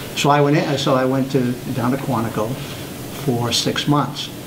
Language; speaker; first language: English; native; English